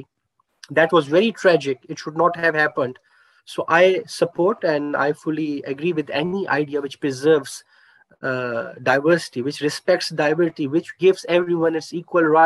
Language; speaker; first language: English; non-native, local second language; Urdu